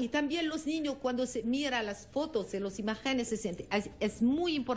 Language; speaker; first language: Spanish; non-native, learner; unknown